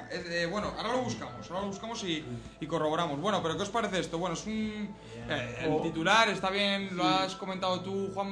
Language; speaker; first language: Spanish; native; Spanish